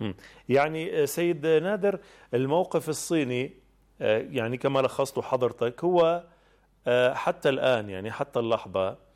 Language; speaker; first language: Arabic; native; Arabic